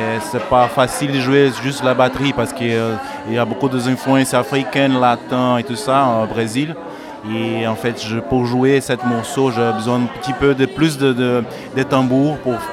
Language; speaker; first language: French; non-native, learner; Portuguese